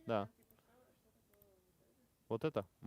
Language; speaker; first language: Russian; non-native, learner; Spanish